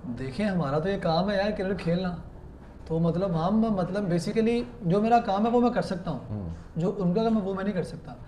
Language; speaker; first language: Urdu; non-native, local second language; Punjabi